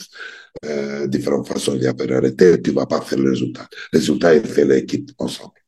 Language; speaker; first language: French; non-native, fluent; Serbian